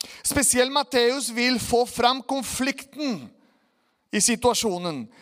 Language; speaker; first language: Norwegian; non-native, fluent; Spanish